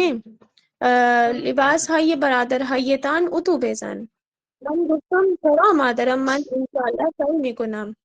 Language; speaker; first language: Persian; non-native, learner; Urdu